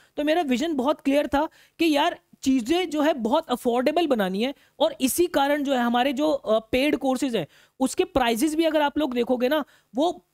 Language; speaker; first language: Hindi; native; Hindi